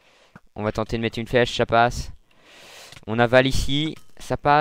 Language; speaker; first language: French; native; French